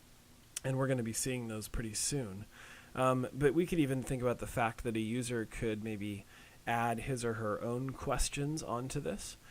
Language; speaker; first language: English; native; English